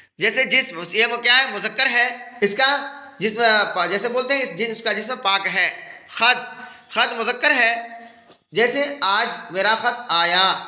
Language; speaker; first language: Urdu; native; Urdu